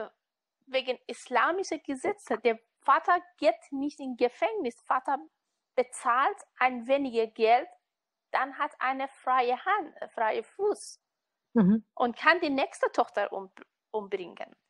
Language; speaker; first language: German; non-native, learner; Persian